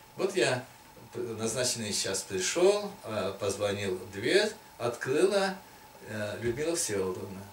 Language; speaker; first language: Russian; non-native, local second language; Tatar